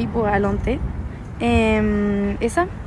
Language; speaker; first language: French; non-native, learner; Spanish